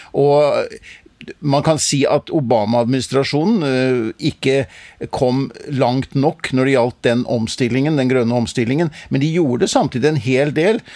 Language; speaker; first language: Norwegian; native; Norwegian